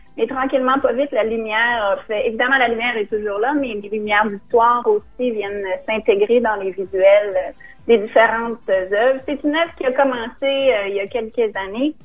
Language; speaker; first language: French; native; French